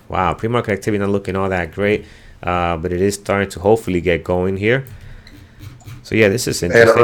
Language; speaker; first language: English; native; English